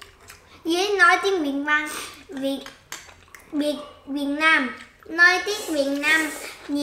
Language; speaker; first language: Vietnamese; early bilingual, heritage; Korean